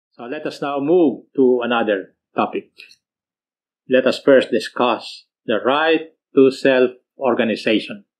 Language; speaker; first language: English; non-native, local second language; Filipino